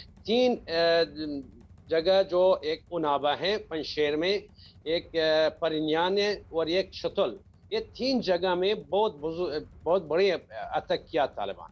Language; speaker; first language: Hindi; non-native, learner; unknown